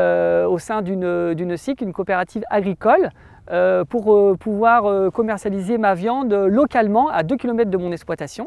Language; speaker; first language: French; native; French